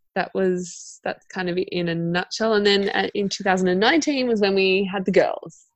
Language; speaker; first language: English; native; English